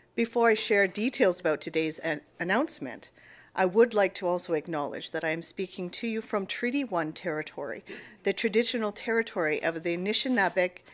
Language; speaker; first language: English; native; English